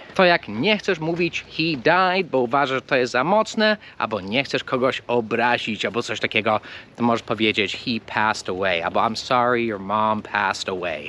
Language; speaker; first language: Polish; non-native, fluent; English